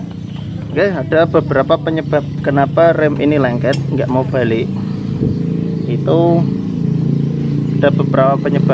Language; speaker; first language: Indonesian; native; Indonesian